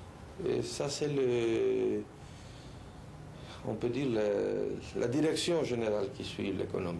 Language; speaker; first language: French; non-native, learner; Spanish